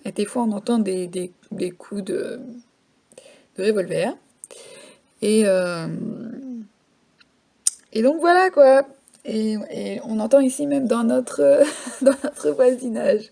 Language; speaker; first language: French; native; French